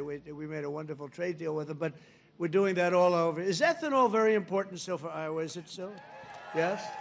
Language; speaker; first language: English; native; English